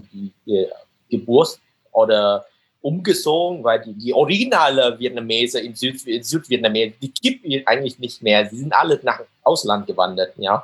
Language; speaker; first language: German; non-native, fluent; Vietnamese